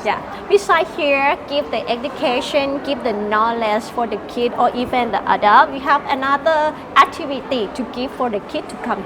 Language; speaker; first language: English; non-native, learner; Thai